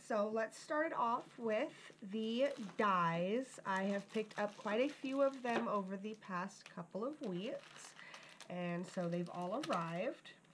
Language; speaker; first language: English; native; English